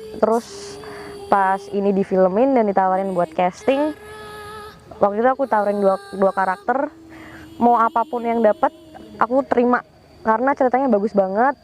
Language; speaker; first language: Indonesian; non-native, local second language; Javanese